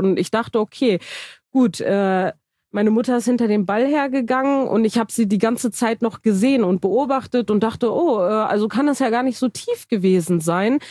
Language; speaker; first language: German; early bilingual, other home language; Turkish